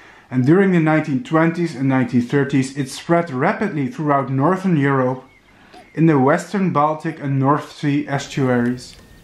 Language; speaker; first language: English; non-native, fluent; Dutch